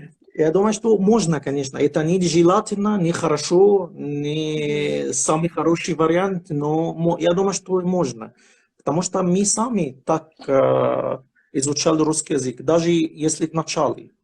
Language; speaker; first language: Russian; non-native, fluent; Arabic